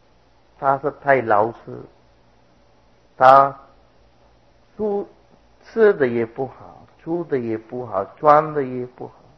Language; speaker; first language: Chinese; non-native, fluent; Sinhala